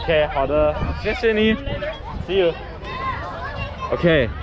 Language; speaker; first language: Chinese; non-native, learner; German